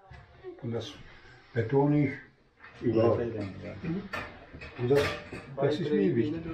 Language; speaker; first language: German; non-native, fluent; Bosnian